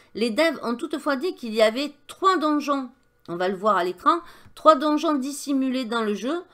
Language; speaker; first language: French; native; French